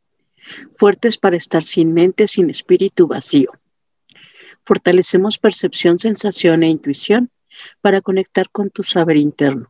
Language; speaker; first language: Spanish; native; Spanish